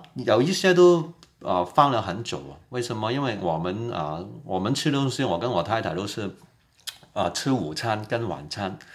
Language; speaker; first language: Chinese; non-native, local second language; Cantonese